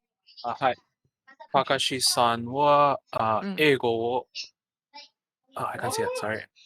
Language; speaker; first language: Japanese; non-native, learner; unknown